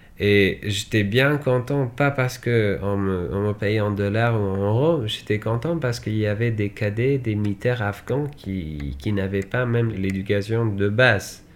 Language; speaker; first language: French; non-native, fluent; Persian